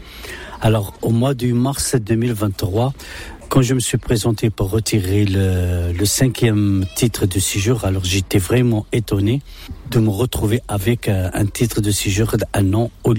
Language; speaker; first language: French; non-native, local second language; Arabic